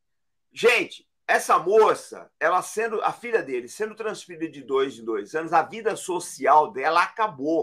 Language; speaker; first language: Portuguese; native; Portuguese